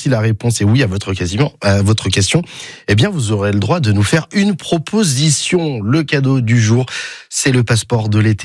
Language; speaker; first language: French; native; French